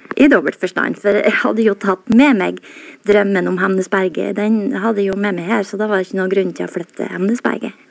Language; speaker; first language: Norwegian; native; Norwegian